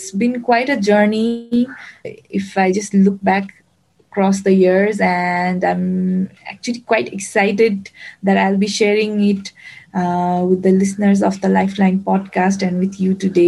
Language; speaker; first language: English; non-native, local second language; Nepali